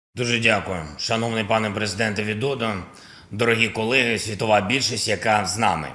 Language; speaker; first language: Ukrainian; non-native, local second language; Russian